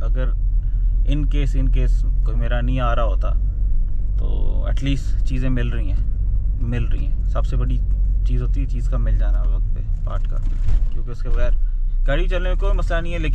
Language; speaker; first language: Urdu; native; Urdu